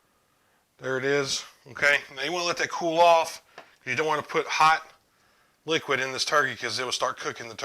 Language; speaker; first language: English; native; English